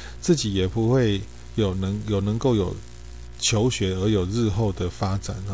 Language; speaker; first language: Chinese; native; Chinese